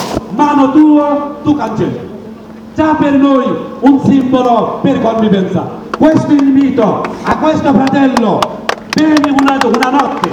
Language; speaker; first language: Italian; non-native, learner; Bangla